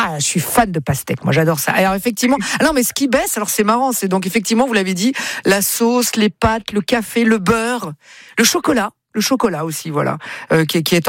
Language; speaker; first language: French; native; French